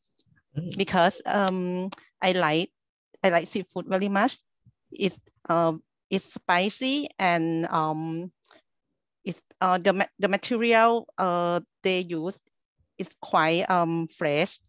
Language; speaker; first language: English; non-native, learner; Thai